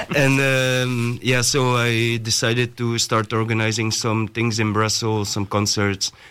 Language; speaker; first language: English; non-native, fluent; Dutch